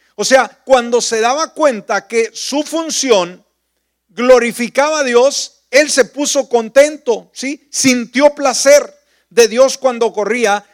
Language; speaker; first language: Spanish; native; Spanish